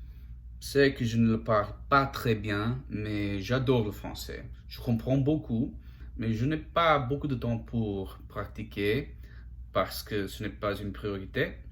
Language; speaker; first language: French; non-native, learner; English